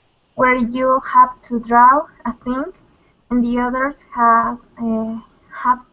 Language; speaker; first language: English; non-native, learner; Spanish